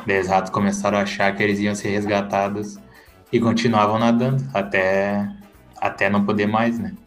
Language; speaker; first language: Portuguese; native; Portuguese